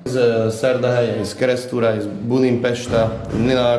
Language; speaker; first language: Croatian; non-native, local second language; Hungarian